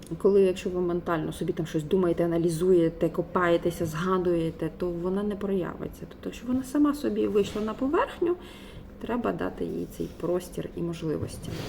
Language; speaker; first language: Ukrainian; non-native, local second language; Russian